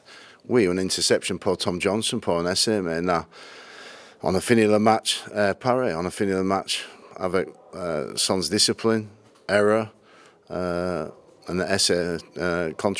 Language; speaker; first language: French; non-native, learner; English